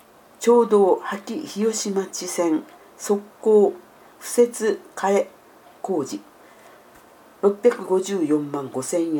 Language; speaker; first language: Japanese; native; Japanese